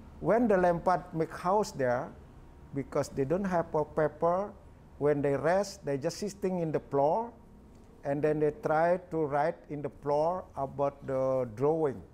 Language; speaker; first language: English; non-native, learner; Balinese